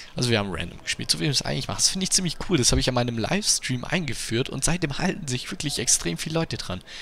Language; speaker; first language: German; native; German